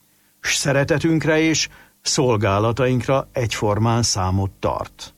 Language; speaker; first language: Hungarian; native; Hungarian